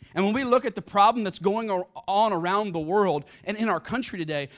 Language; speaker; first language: English; native; English